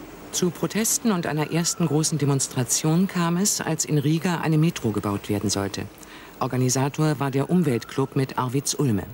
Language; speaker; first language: German; native; German